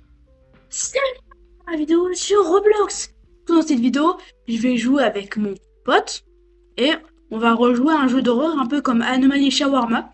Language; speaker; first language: French; native; French